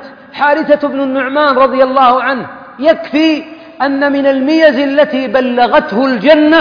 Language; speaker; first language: Arabic; native; Arabic